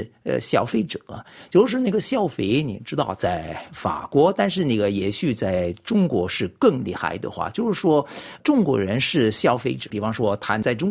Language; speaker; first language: Chinese; non-native, fluent; French